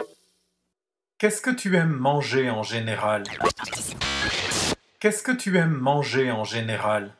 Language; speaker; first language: French; non-native, fluent; English